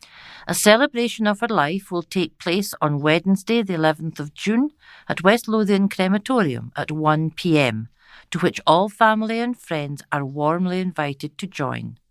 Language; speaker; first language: English; native; English